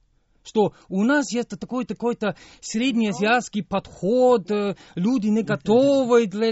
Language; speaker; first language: Russian; non-native, fluent; English